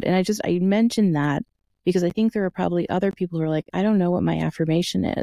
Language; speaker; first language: English; native; English